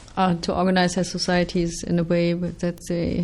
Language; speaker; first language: English; non-native, fluent; German